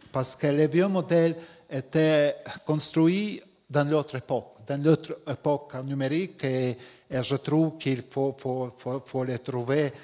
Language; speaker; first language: French; non-native, fluent; Latvian